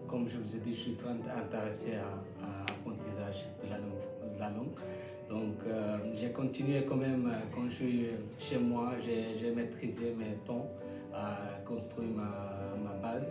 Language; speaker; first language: French; non-native, fluent; Bangla